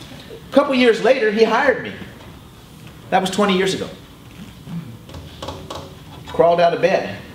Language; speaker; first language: English; native; English